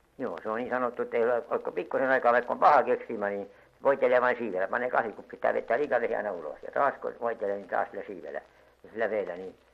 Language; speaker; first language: Finnish; native; Finnish